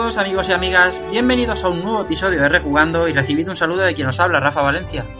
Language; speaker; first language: Spanish; native; Spanish